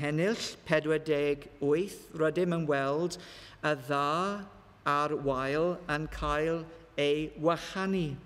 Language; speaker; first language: Welsh; non-native, learner; English